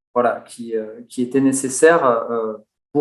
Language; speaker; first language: French; native; French